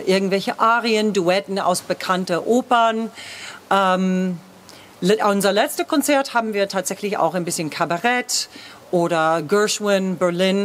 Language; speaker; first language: German; non-native, fluent; English